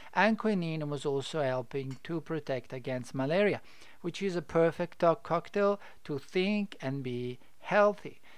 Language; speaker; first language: English; non-native, fluent; Italian